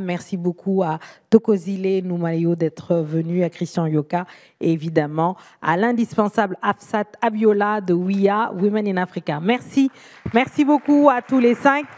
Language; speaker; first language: French; native; French